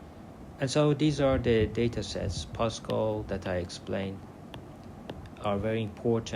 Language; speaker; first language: English; non-native, fluent; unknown